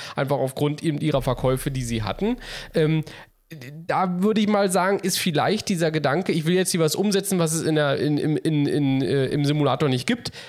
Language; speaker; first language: German; early bilingual, heritage; Polish